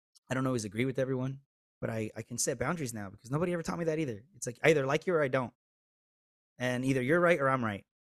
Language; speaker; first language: English; early bilingual, other home language; Spanish